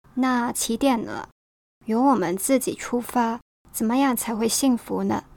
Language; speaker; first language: Chinese; non-native, local second language; Cantonese